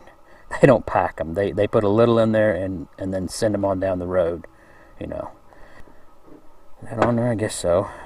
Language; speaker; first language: English; native; English